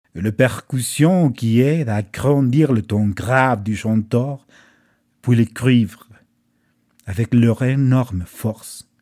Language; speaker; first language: French; non-native, fluent; Spanish